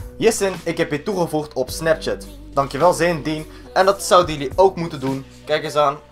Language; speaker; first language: Dutch; early bilingual, other home language; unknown